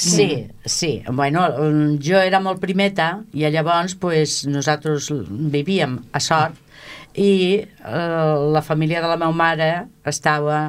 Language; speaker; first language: Catalan; native; Catalan